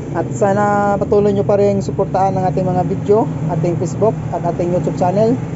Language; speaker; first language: Filipino; non-native, local second language; Cebuano